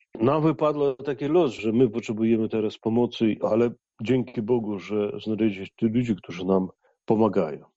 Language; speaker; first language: Polish; non-native, fluent; Ukrainian